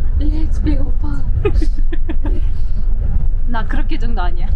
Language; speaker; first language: Korean; non-native, fluent; Arabic